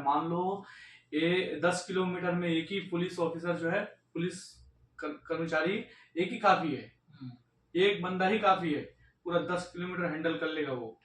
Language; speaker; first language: Hindi; native; Hindi